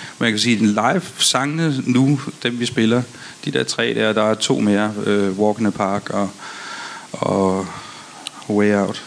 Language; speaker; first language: Danish; native; Danish